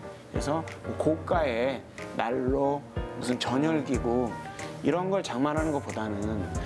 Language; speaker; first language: Korean; native; Korean